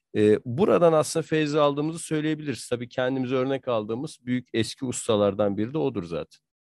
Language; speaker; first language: Turkish; native; Turkish